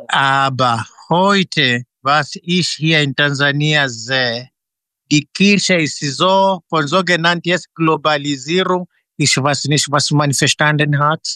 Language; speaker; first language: German; non-native, fluent; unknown